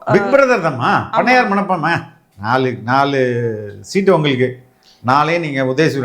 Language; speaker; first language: Tamil; native; Tamil